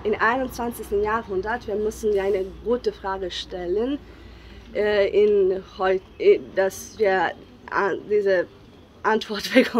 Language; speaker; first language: German; non-native, learner; Bosnian